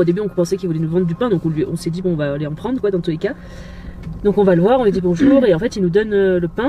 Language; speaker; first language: French; native; French